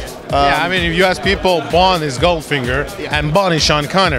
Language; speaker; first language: English; non-native, learner; Spanish